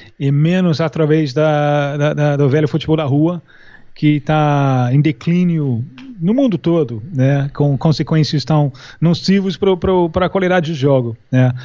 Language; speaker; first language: Portuguese; non-native, fluent; English